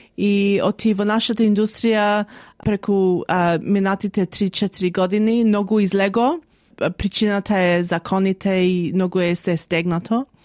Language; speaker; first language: Macedonian; early bilingual, heritage; Macedonian